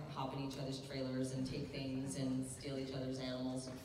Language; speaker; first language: English; native; English